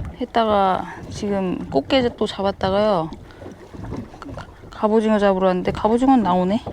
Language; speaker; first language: Korean; native; Korean